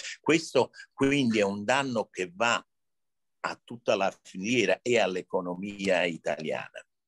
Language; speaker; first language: Italian; native; Italian